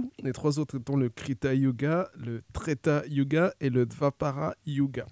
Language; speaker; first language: French; native; French